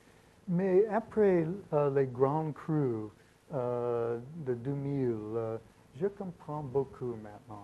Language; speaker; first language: French; non-native, learner; English